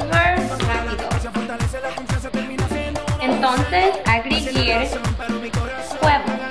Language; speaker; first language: Spanish; non-native, learner; English